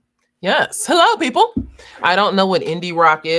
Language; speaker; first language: English; native; English